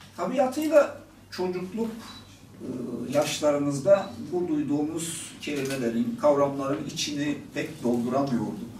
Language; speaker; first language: Turkish; non-native, local second language; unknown